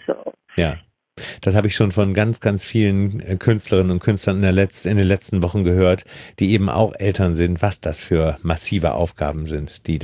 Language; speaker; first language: German; native; German